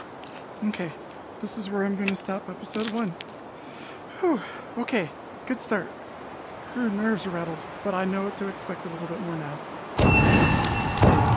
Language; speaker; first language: English; native; English